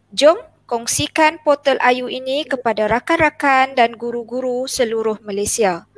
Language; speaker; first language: Malay; native; Malay